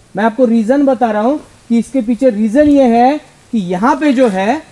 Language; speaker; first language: Hindi; non-native, local second language; Marathi